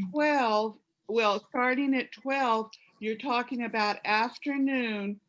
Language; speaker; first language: English; native; English